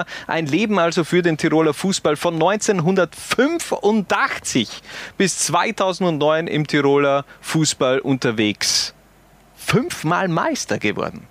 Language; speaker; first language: German; native; German